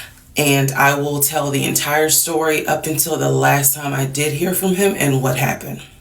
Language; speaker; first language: English; native; English